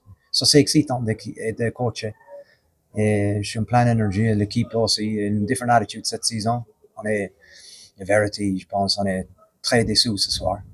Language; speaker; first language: French; non-native, fluent; English